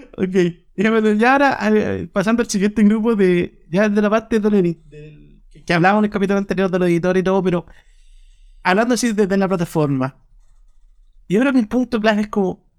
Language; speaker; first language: Spanish; native; Spanish